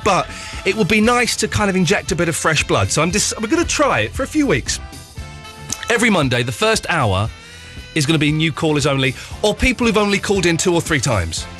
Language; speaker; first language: English; native; English